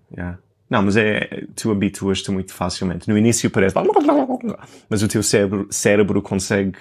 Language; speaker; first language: Portuguese; non-native, fluent; English